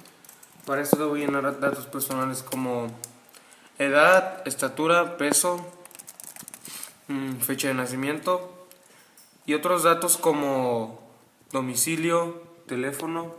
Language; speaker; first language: Spanish; native; Spanish